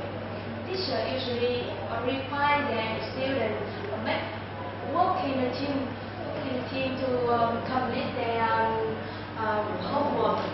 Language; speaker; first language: English; non-native, learner; Vietnamese